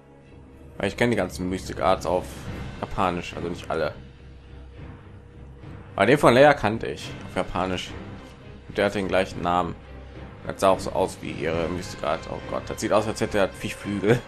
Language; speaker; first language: German; native; German